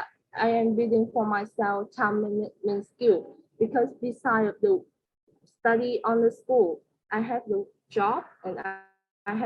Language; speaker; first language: English; non-native, learner; Vietnamese